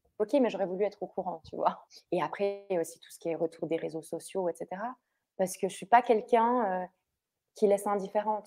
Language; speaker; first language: French; early bilingual, other home language; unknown